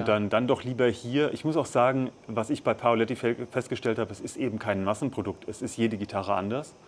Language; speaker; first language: German; native; German